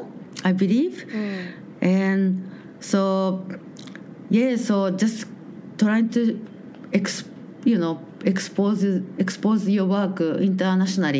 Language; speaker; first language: English; non-native, learner; Japanese